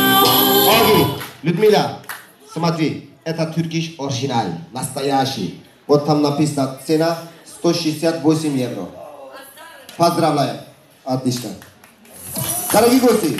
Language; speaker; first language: Russian; non-native, learner; Turkish